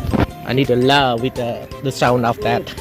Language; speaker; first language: English; non-native, learner; Khmer